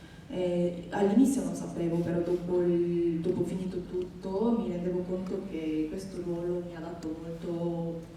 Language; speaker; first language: Italian; non-native, fluent; Korean